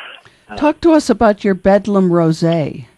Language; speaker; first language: English; native; English